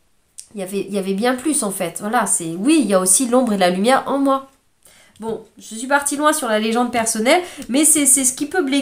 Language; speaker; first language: French; native; French